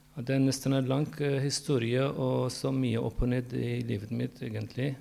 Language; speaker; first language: Norwegian; non-native, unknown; Central Kurdish